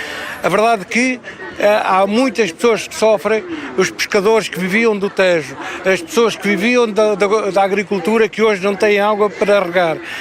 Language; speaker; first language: Portuguese; native; Portuguese